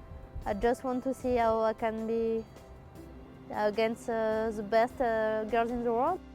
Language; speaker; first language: English; non-native, fluent; French